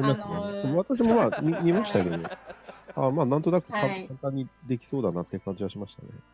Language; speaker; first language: Japanese; native; Japanese